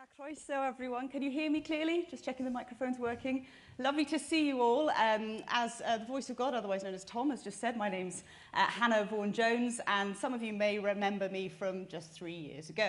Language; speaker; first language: English; native; English